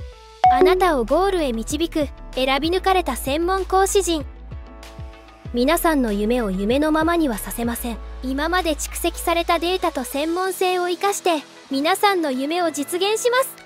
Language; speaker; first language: Japanese; native; Japanese